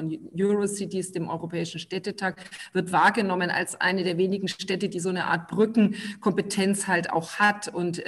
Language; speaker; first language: German; native; German